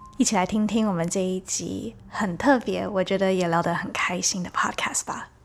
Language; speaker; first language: Chinese; native; Chinese